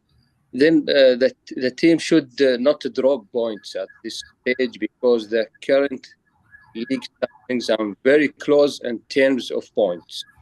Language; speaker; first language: English; non-native, learner; Arabic